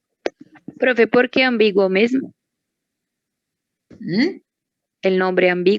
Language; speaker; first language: Spanish; non-native, learner; Portuguese